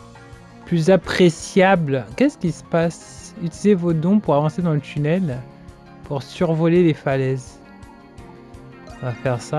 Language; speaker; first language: French; native; French